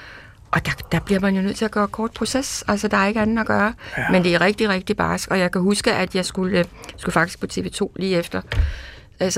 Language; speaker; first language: Danish; native; Danish